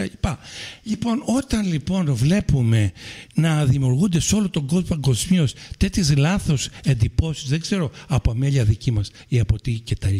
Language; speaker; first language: Greek; native; Greek